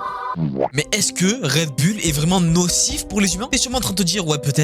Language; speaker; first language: French; native; French